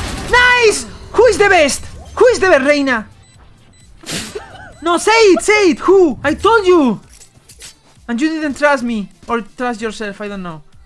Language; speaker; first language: English; non-native, learner; Spanish